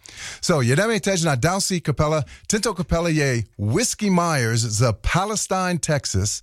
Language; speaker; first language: Czech; non-native, learner; English